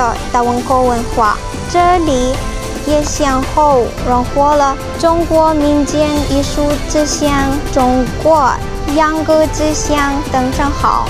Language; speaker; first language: Chinese; non-native, learner; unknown